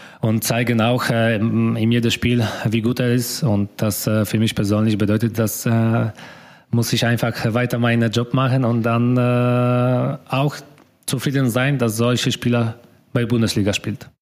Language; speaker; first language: German; non-native, learner; Polish